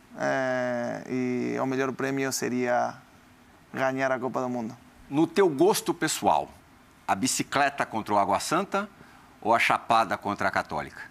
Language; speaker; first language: Portuguese; non-native, learner; Spanish